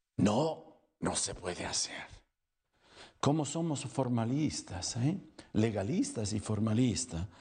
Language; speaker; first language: Spanish; non-native, fluent; Italian